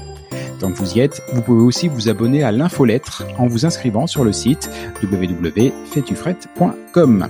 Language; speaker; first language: French; native; French